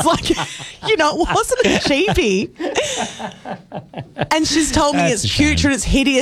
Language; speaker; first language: English; native; English